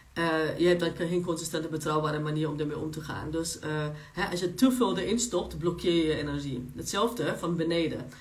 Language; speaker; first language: Dutch; non-native, fluent; Polish